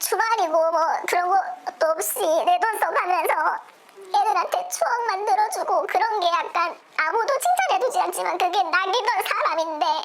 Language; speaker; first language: Korean; native; Korean